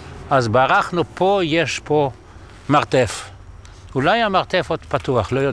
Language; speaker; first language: Hebrew; non-native, fluent; Polish